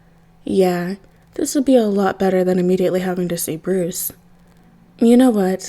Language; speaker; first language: English; native; English